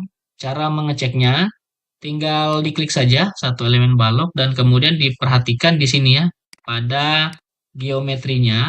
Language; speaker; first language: Indonesian; native; Indonesian